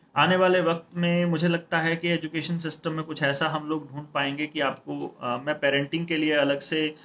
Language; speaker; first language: Hindi; native; Hindi